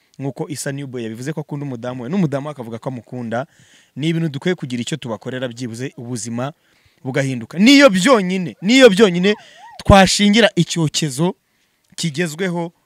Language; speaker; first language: Kinyarwanda; native; Kinyarwanda